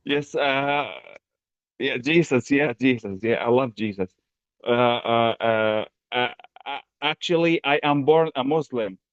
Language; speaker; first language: English; non-native, fluent; Arabic